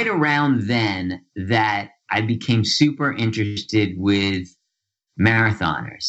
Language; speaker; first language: English; native; English